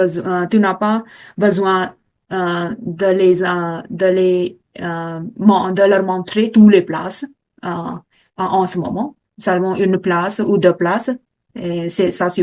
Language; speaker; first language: French; non-native, learner; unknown